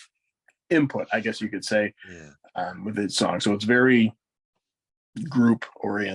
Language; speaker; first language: English; native; English